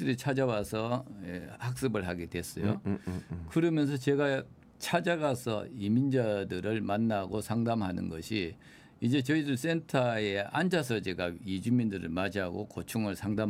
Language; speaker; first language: Korean; native; Korean